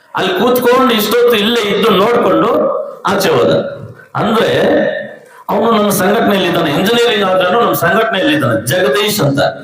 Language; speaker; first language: Kannada; native; Kannada